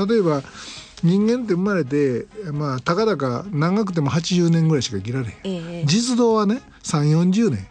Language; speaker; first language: Japanese; native; Japanese